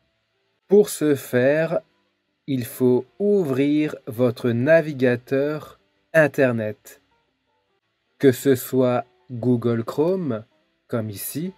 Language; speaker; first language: French; native; French